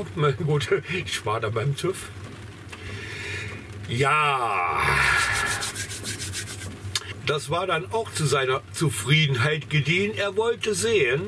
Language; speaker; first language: German; native; German